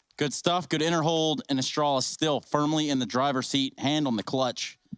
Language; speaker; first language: English; native; English